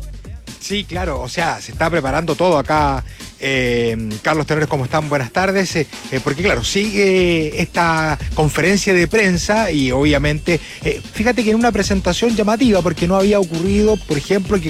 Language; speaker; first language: Spanish; native; Spanish